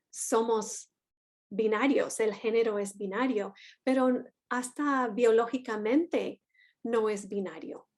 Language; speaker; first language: Spanish; non-native, fluent; English